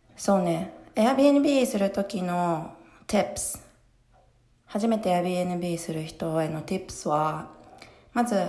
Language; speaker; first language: Japanese; early bilingual, heritage; Japanese